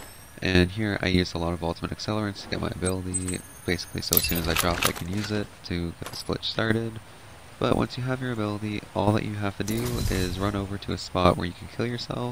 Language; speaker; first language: English; native; English